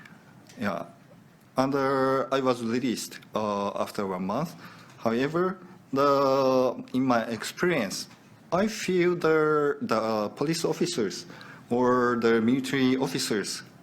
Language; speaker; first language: English; non-native, learner; Japanese